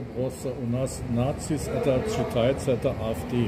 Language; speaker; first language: Russian; non-native, learner; German